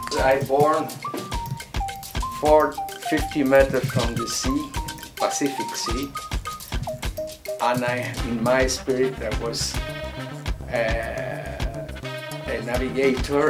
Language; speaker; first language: English; non-native, learner; Spanish